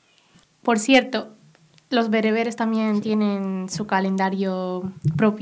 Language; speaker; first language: Spanish; non-native, local second language; Berber languages